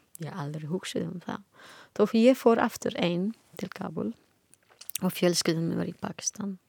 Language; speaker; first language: Icelandic; non-native, learner; Persian